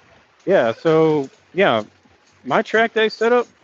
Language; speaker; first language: English; native; English